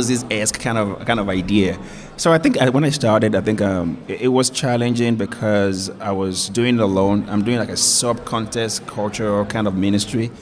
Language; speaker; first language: English; non-native, local second language; Yoruba